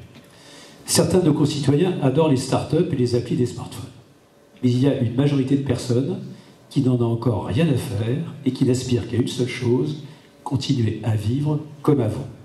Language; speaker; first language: French; native; French